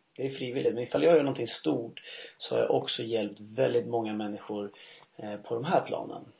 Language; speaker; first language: Swedish; early bilingual, heritage; Swedish